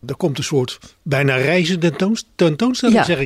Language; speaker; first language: Dutch; native; Dutch